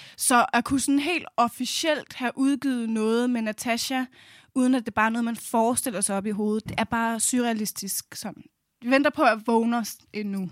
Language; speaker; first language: Danish; native; Danish